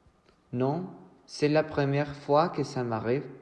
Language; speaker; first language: French; non-native, learner; Spanish